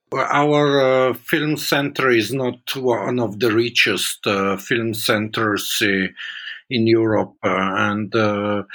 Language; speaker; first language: English; non-native, fluent; Slovenian